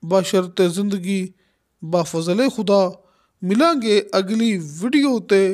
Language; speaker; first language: Urdu; non-native, local second language; Punjabi